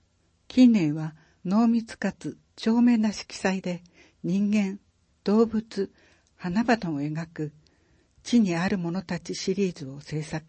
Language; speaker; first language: Japanese; native; Japanese